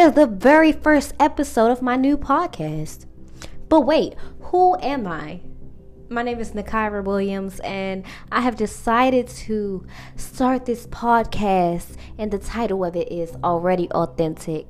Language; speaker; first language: English; native; English